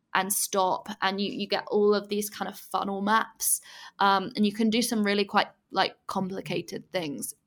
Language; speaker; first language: English; native; English